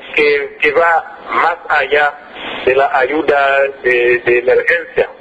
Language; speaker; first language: Spanish; non-native, fluent; French